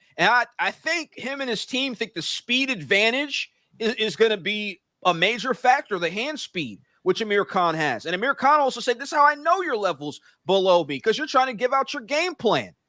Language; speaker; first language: English; native; English